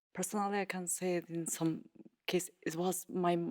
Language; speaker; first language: English; non-native, fluent; Albanian